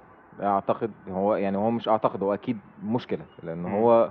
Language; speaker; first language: Arabic; native; Arabic